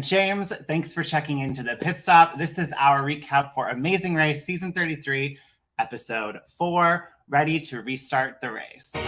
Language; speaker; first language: English; native; English